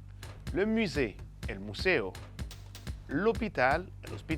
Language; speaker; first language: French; non-native, fluent; Spanish